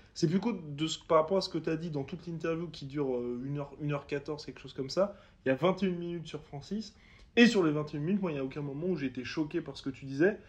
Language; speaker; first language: French; native; French